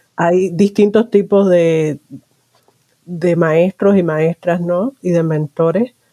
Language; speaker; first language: Spanish; native; Spanish